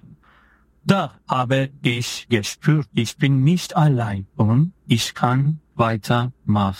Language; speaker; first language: German; non-native, fluent; Turkish